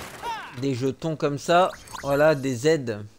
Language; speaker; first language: French; native; French